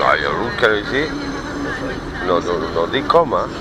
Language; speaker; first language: Danish; non-native, learner; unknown